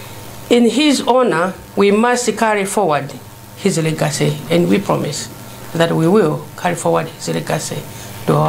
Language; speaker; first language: English; non-native, local second language; Nyanja